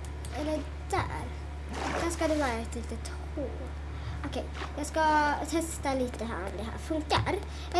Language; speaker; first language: Swedish; native; Swedish